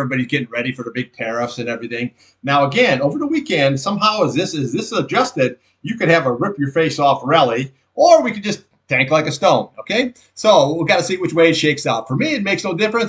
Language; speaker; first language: English; native; English